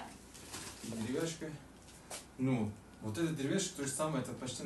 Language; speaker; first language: Russian; non-native, learner; Turkish